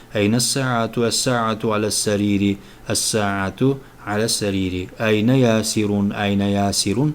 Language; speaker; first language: Arabic; non-native, fluent; Turkish